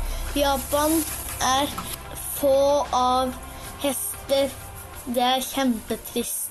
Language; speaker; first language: Norwegian; early bilingual, heritage; Japanese